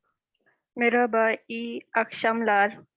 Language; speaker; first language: Turkish; non-native, learner; Urdu